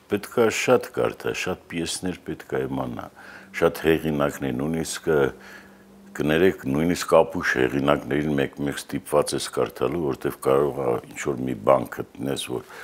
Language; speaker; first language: Armenian; native; Armenian